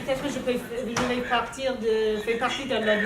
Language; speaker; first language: French; non-native, local second language; English